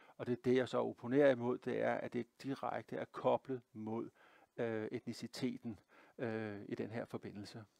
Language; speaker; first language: Danish; native; Danish